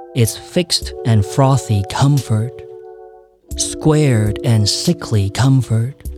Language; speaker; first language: English; non-native, local second language; Cantonese